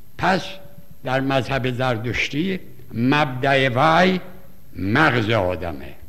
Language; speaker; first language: Persian; native; Persian